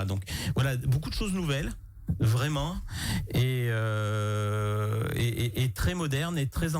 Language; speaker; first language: French; native; French